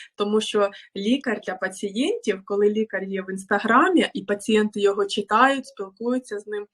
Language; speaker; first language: Ukrainian; non-native, local second language; Russian